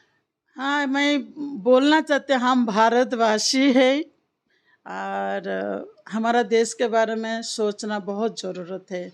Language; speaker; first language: Hindi; non-native, local second language; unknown